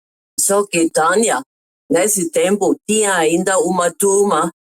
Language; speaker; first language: Portuguese; non-native, fluent; German